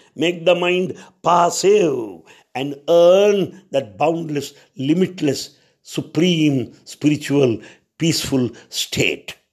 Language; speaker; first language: English; non-native, local second language; Telugu